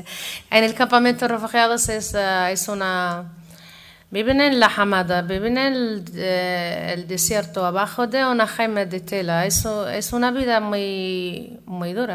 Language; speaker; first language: Spanish; non-native, learner; Arabic